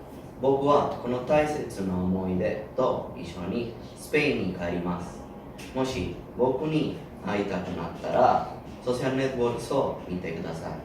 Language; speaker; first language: Japanese; non-native, learner; Spanish